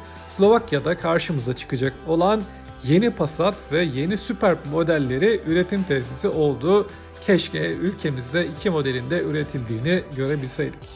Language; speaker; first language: Turkish; native; Turkish